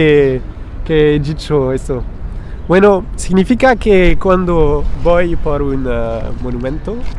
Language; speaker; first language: Spanish; non-native, fluent; French